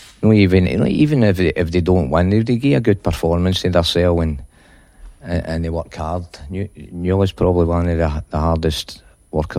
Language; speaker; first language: English; native; English